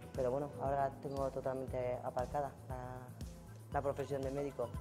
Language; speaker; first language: Spanish; native; Spanish